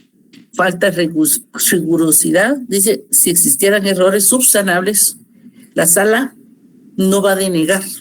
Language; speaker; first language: Spanish; native; Spanish